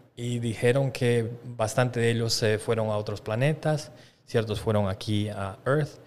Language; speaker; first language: Spanish; native; Spanish